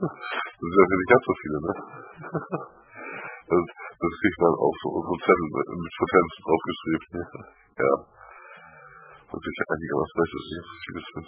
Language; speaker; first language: German; native; German